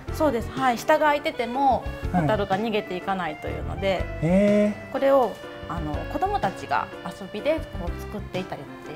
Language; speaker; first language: Japanese; native; Japanese